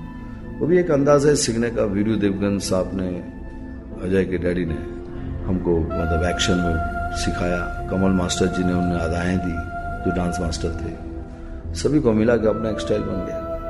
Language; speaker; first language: Hindi; non-native, local second language; Bangla